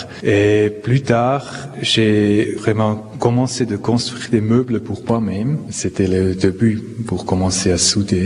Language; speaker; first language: French; non-native, local second language; Swiss German